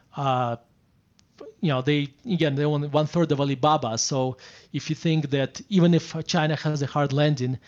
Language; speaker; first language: English; non-native, fluent; Russian